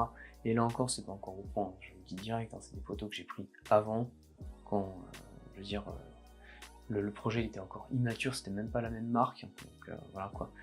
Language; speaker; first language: French; native; French